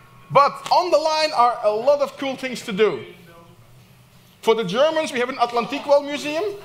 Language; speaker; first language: English; non-native, fluent; Dutch